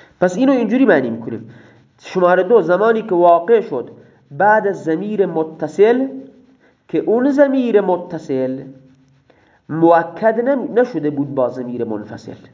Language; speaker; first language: Persian; non-native, local second language; Baluchi